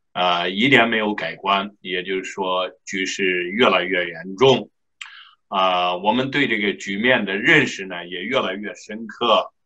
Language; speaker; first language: Chinese; non-native, local second language; Uyghur